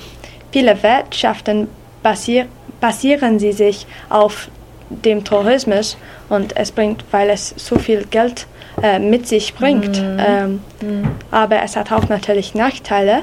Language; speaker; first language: German; non-native, learner; English